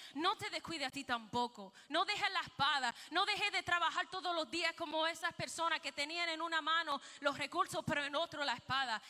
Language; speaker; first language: Spanish; early bilingual, heritage; Spanish